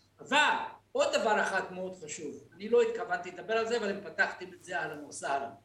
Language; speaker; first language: Hebrew; non-native, local second language; Arabic